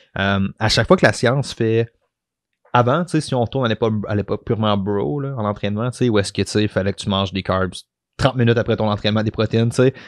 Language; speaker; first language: French; native; French